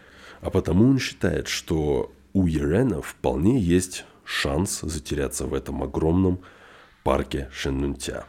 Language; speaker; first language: Russian; native; Russian